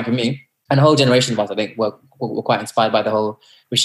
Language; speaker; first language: English; native; English